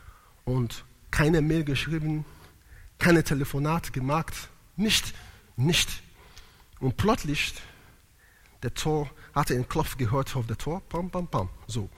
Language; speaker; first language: German; non-native, learner; Italian